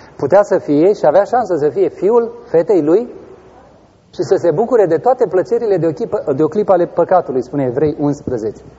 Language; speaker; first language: Romanian; native; Romanian